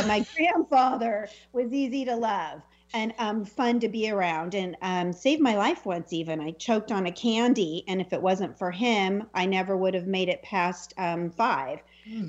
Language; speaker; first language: English; native; English